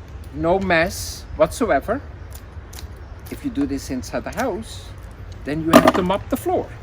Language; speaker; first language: English; non-native, fluent; Dutch